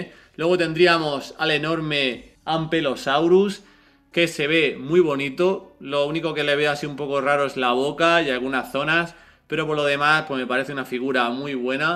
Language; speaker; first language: Spanish; native; Spanish